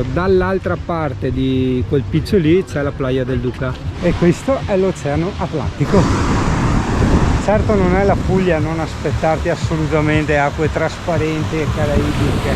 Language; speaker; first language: Italian; native; Italian